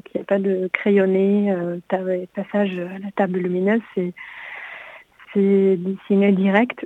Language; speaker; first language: French; non-native, fluent; Hebrew